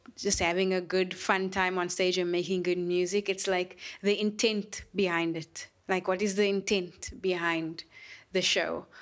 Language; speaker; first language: English; native; English